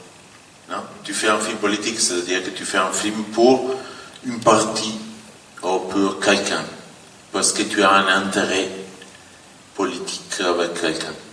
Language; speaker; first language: French; non-native, fluent; Italian